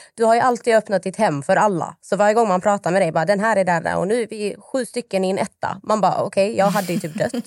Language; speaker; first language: Swedish; native; Swedish